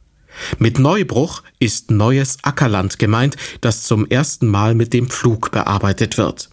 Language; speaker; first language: German; native; German